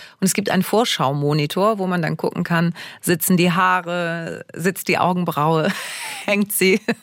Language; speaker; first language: German; native; German